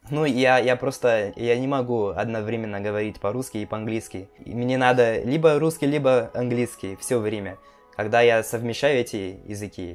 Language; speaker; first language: Russian; non-native, fluent; Portuguese